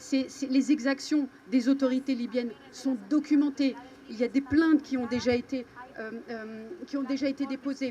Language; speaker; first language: French; native; French